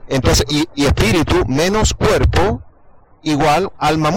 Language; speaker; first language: Spanish; native; Spanish